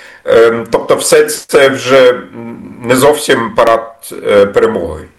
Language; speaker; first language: Ukrainian; non-native, fluent; German